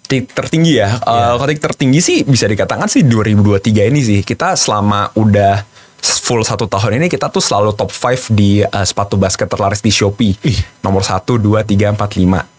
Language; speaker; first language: Indonesian; native; Indonesian